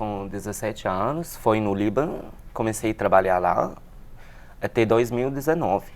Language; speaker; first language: Portuguese; non-native, learner; Arabic